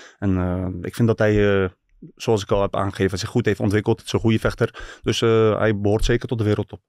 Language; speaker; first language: Dutch; early bilingual, other home language; Turkish